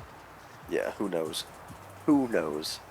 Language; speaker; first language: English; native; English